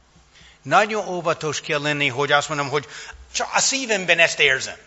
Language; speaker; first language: Hungarian; non-native, fluent; English